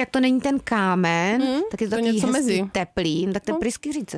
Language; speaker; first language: Czech; native; Czech